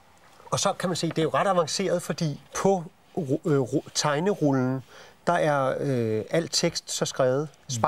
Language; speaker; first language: Danish; native; Danish